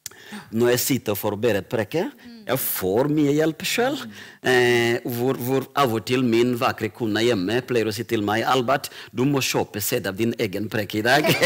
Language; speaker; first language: Norwegian; non-native, fluent; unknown